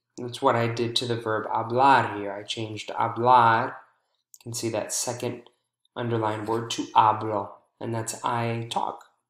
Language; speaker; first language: English; native; English